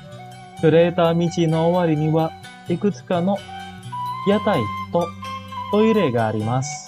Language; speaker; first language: Japanese; non-native, fluent; Indonesian